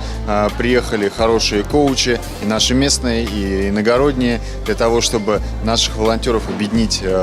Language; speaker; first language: Russian; native; Russian